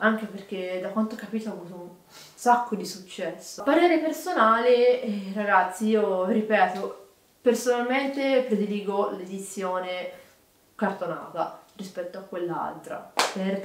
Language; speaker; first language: Italian; native; Italian